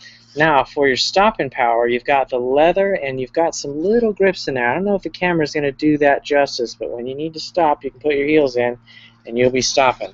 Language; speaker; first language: English; native; English